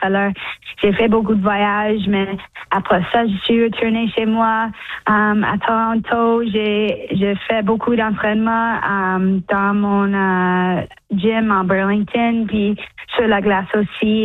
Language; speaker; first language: French; early bilingual, heritage; English